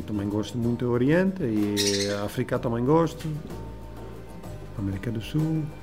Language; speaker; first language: Portuguese; non-native, learner; Dutch